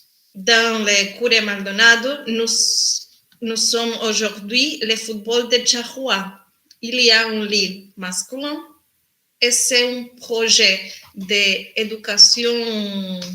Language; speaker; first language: French; non-native, learner; Spanish